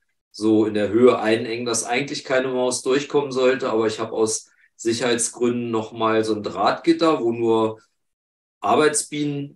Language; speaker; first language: German; native; German